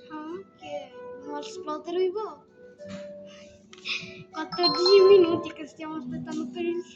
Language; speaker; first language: Italian; early bilingual, other home language; Bangla